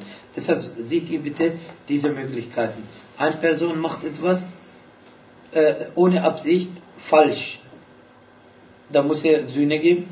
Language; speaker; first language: German; non-native, fluent; Arabic